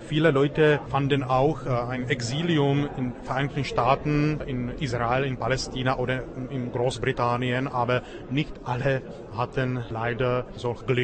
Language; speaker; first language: German; non-native, fluent; Czech